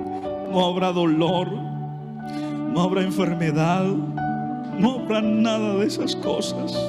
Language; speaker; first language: Spanish; native; Spanish